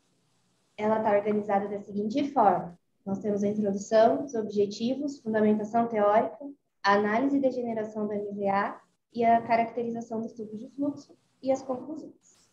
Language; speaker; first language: Portuguese; native; Portuguese